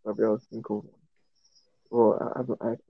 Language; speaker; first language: English; non-native, local second language; Yoruba